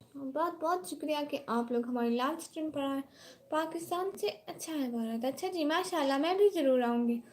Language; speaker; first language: Urdu; non-native, local second language; Saraiki